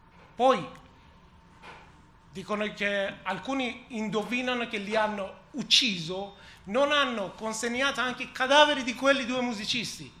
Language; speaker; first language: Italian; non-native, learner; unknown